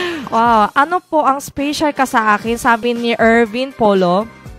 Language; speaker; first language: Filipino; non-native, fluent; Korean